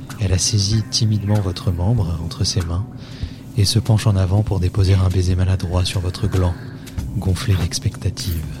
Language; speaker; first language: French; native; French